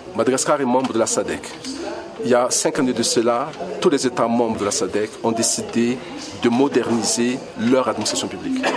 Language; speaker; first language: French; non-native, local second language; Malagasy